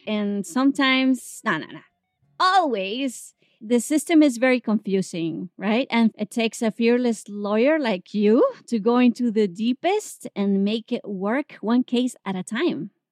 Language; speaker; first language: English; non-native, fluent; Spanish